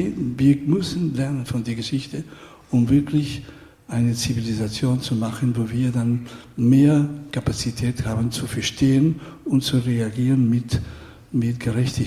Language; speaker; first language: German; non-native, fluent; Spanish